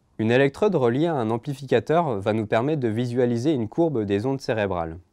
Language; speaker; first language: French; native; French